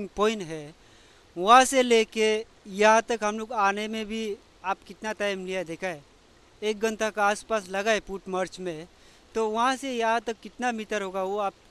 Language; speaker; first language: Hindi; non-native, local second language; Adi